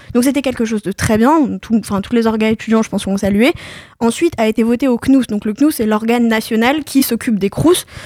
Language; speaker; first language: French; native; French